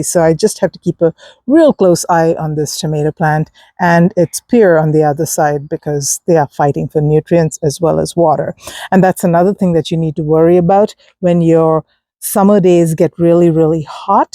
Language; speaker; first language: English; native; English